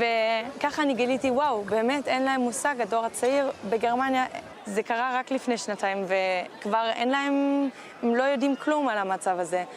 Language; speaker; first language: Hebrew; non-native, fluent; German